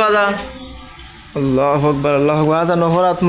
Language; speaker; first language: Arabic; non-native, learner; Bangla